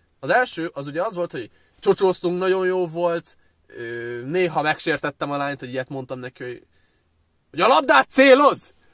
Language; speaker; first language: Hungarian; early bilingual, other home language; Chinese